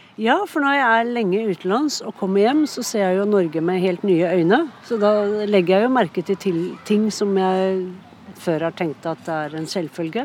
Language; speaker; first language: Norwegian; native; Norwegian